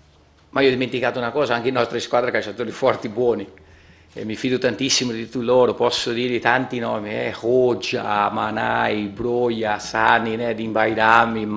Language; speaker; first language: Italian; non-native, fluent; Portuguese